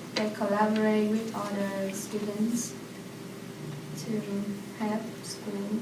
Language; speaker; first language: English; non-native, learner; Vietnamese